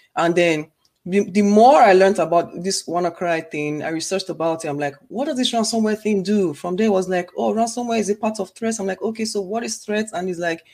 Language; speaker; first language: English; non-native, local second language; Igbo